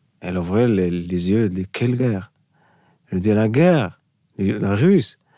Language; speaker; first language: French; non-native, learner; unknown